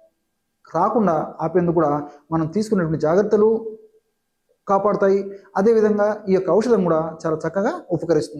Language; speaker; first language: Telugu; native; Telugu